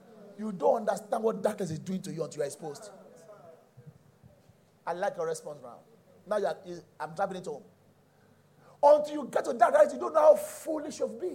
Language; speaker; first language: English; non-native, local second language; Yoruba